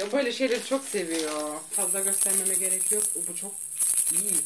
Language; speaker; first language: Turkish; early bilingual, heritage; Turkish